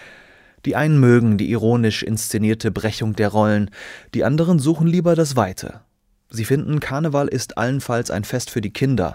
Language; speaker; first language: German; native; German